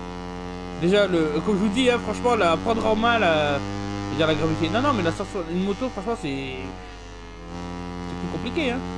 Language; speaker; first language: French; native; French